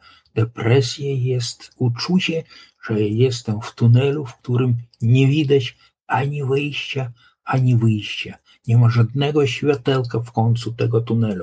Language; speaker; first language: Polish; non-native, local second language; Lithuanian